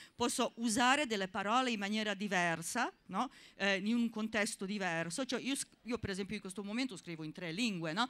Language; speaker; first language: Italian; non-native, fluent; Serbian